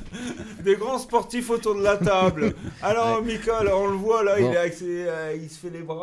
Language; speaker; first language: French; native; French